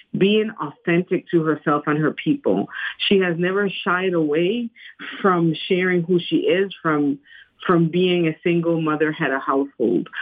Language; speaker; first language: English; non-native, fluent; Spanish